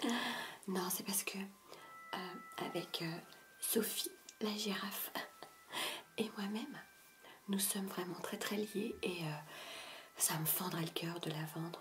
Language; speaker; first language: French; native; French